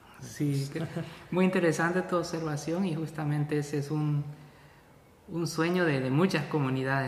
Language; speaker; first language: Spanish; non-native, fluent; English